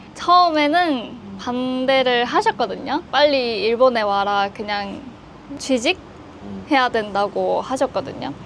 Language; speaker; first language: Korean; non-native, fluent; Japanese